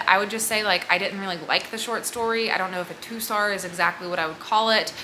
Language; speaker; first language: English; native; English